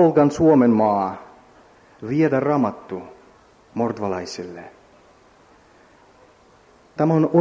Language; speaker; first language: Finnish; non-native, learner; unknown